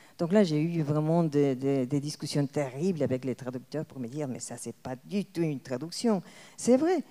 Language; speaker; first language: French; non-native, fluent; Spanish